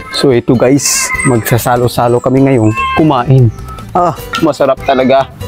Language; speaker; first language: Filipino; non-native, local second language; Cebuano